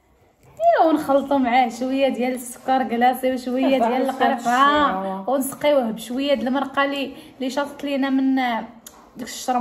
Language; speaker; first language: Arabic; native; Arabic